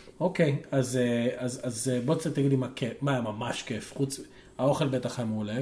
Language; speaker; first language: Hebrew; native; Hebrew